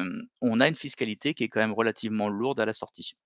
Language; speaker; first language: French; native; French